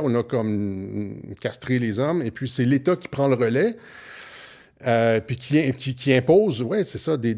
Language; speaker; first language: French; native; French